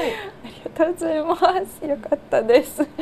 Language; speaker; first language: Japanese; non-native, learner; Ukrainian